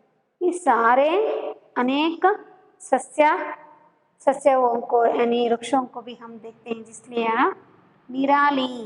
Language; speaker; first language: Hindi; non-native, local second language; Kannada